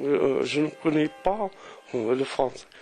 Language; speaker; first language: French; non-native, local second language; Arabic